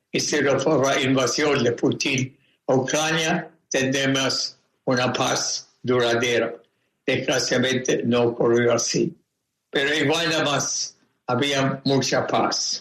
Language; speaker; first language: Spanish; non-native, fluent; German